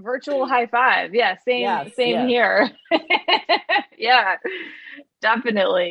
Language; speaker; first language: English; native; English